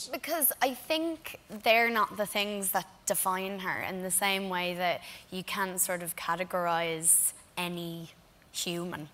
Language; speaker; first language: English; native; English